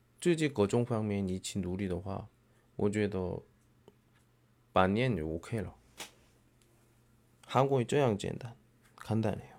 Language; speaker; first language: Chinese; non-native, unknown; Korean